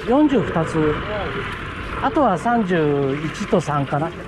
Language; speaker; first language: Japanese; native; Japanese